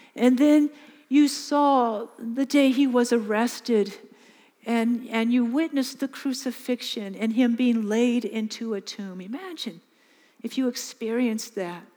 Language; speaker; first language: English; native; English